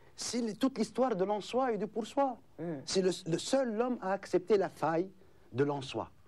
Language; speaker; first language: French; non-native, local second language; Arabic